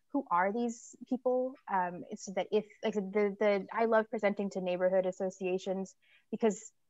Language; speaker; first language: English; native; English